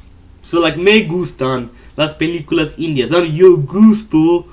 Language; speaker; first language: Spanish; non-native, learner; English